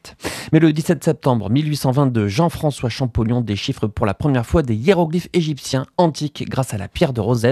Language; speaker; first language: French; native; French